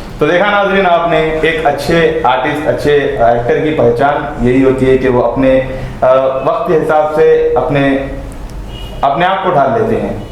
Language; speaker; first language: Hindi; native; Hindi